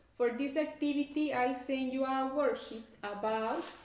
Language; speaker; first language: English; non-native, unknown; Spanish